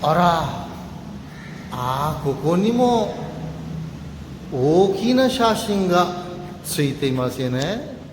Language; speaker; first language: Japanese; non-native, fluent; Urdu